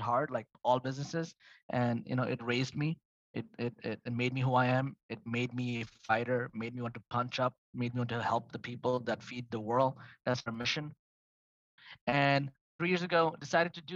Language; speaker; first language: English; non-native, fluent; Arabic